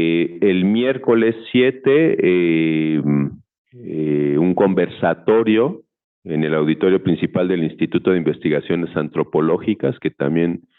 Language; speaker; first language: Spanish; native; Spanish